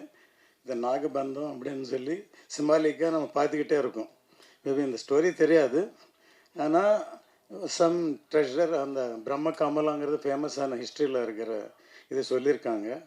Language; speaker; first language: Tamil; native; Tamil